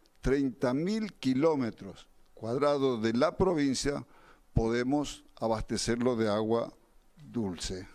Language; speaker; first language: Spanish; native; Spanish